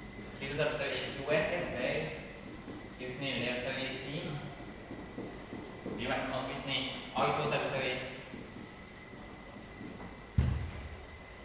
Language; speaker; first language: Arabic; native; Arabic